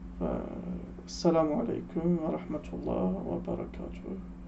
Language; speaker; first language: Turkish; non-native, learner; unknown